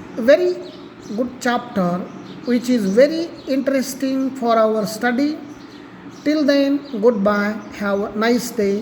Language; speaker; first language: English; non-native, local second language; Marathi